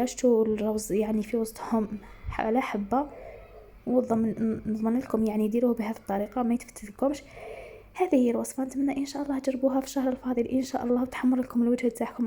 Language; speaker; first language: Arabic; native; Arabic